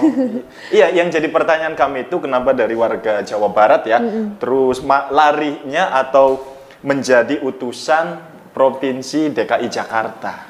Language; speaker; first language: Indonesian; native; Indonesian